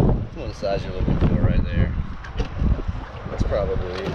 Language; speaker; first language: English; native; English